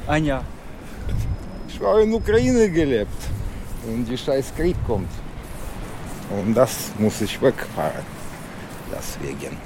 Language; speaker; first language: German; non-native, learner; Russian